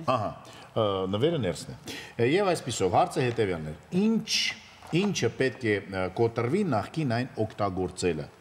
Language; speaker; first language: Armenian; native; Armenian